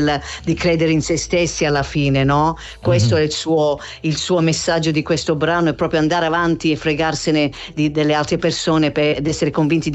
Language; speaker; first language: Italian; non-native, fluent; English